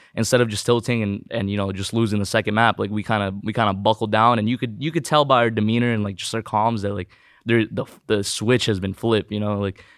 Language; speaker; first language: English; early bilingual, other home language; Filipino